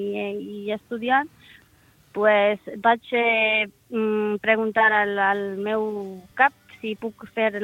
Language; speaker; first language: Catalan; non-native, learner; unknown